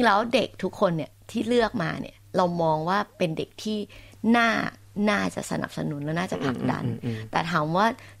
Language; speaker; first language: Thai; native; Thai